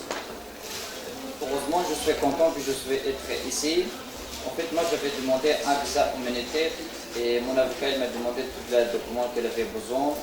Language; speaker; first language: French; non-native, learner; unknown